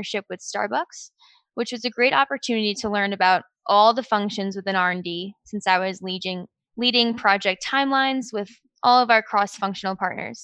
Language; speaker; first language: English; native; English